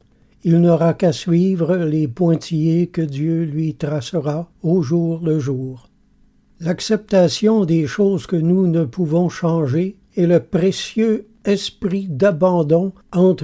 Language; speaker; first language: French; native; French